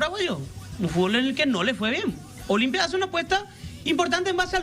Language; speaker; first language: Spanish; native; Spanish